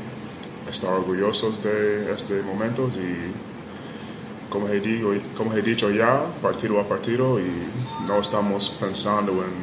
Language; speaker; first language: Spanish; non-native, fluent; English